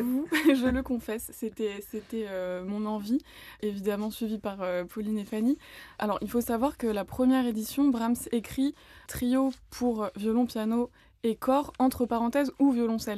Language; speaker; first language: French; native; French